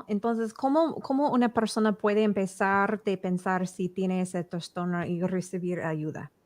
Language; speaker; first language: Spanish; early bilingual, heritage; English